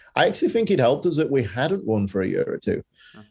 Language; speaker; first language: English; native; English